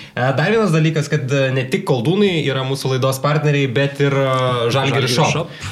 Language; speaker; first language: Lithuanian; native; Lithuanian